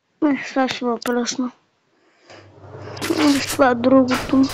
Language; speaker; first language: Bulgarian; native; Bulgarian